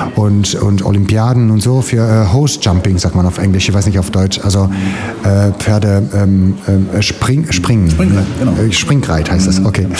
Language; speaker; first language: German; non-native, fluent; Italian